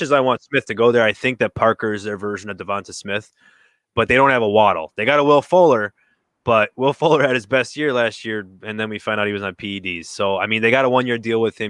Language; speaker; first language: English; native; English